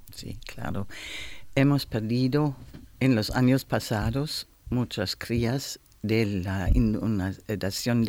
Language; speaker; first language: Spanish; non-native, learner; German